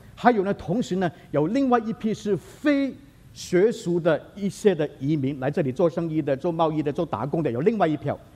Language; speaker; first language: Chinese; native; Chinese